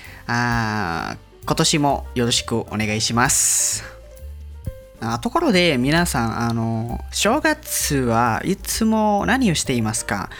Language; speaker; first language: Japanese; non-native, learner; Indonesian